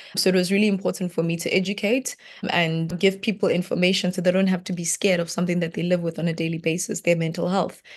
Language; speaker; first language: English; non-native, local second language; Venda